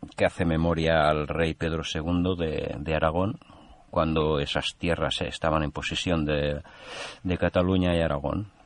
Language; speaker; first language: Spanish; non-native, local second language; Catalan